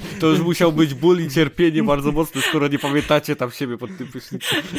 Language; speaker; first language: Polish; native; Polish